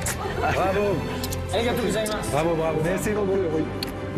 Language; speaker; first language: French; non-native, learner; Japanese